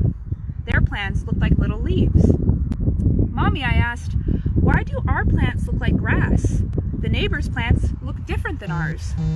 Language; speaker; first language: English; native; English